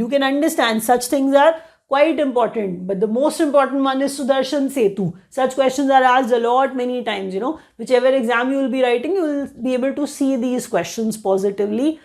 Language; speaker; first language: English; non-native, local second language; Hindi